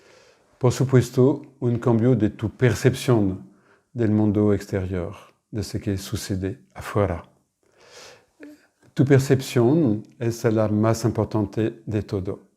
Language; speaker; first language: Spanish; non-native, fluent; French